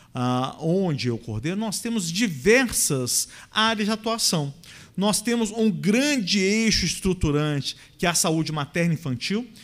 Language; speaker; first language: Portuguese; native; Portuguese